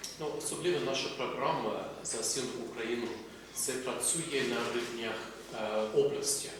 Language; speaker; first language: Ukrainian; non-native, fluent; English